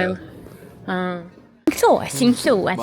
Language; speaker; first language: English; non-native, learner; French